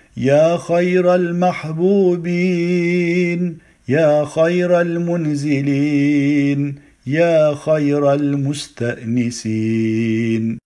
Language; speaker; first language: Arabic; non-native, fluent; Turkish